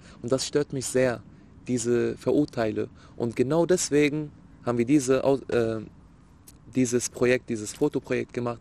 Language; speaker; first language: German; non-native, fluent; Arabic